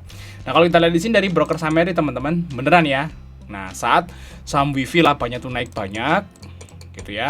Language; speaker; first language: Indonesian; native; Indonesian